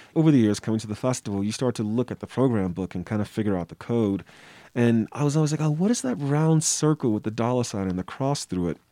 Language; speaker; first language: English; native; English